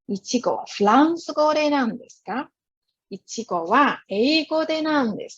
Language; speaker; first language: Japanese; non-native, fluent; Chinese